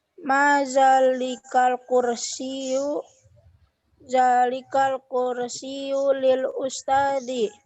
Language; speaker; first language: Arabic; non-native, learner; Indonesian